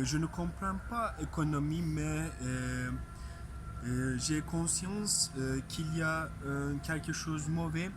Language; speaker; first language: French; non-native, learner; Turkish